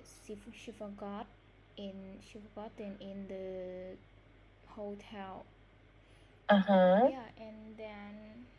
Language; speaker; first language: English; non-native, learner; Vietnamese